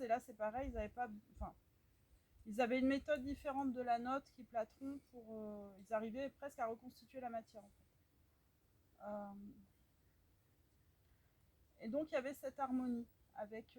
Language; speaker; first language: French; native; French